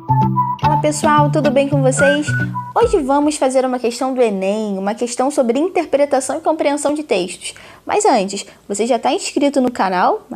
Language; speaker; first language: Portuguese; native; Portuguese